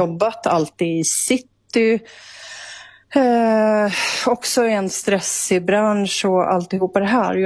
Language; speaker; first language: Swedish; native; Swedish